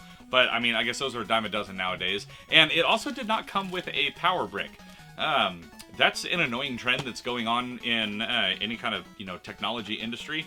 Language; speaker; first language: English; native; English